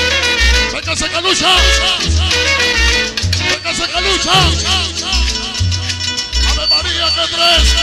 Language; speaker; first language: Spanish; native; Spanish